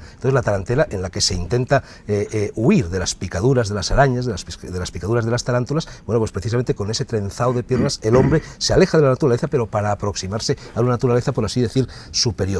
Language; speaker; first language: Spanish; native; Spanish